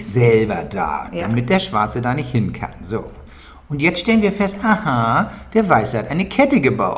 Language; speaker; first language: German; native; German